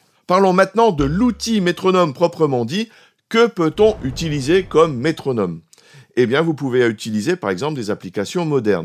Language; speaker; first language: French; native; French